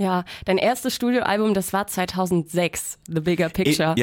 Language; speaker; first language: German; native; German